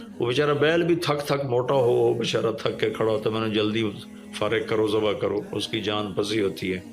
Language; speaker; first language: Urdu; non-native, local second language; Punjabi